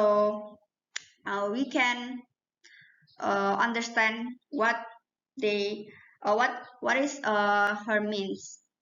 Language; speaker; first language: English; non-native, learner; Indonesian